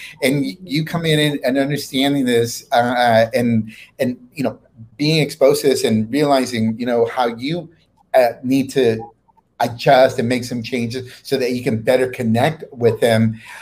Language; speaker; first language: English; native; English